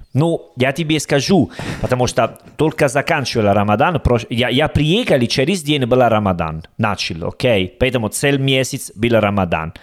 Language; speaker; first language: Russian; non-native, learner; Italian